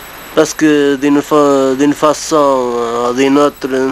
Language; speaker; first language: French; non-native, fluent; Portuguese